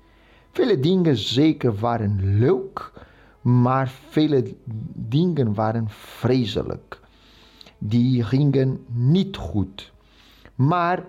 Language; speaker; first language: Dutch; non-native, local second language; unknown